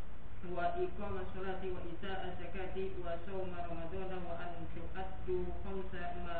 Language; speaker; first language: Arabic; non-native, learner; Indonesian